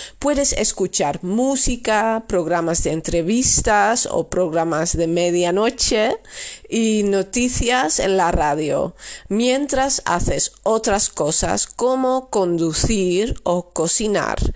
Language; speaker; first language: Spanish; non-native, fluent; Dutch